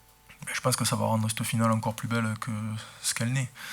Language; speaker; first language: French; native; French